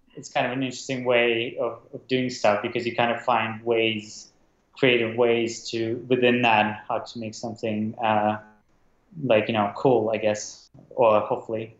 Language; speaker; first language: English; non-native, fluent; Russian